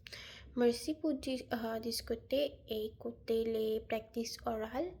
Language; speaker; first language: French; non-native, learner; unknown